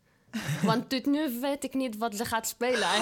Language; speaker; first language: Dutch; non-native, fluent; Arabic